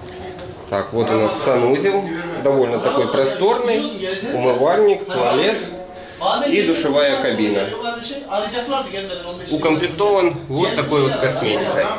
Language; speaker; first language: Russian; native; Russian